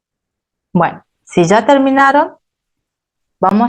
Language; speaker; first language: Spanish; native; Spanish